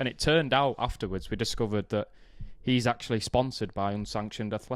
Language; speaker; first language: English; native; English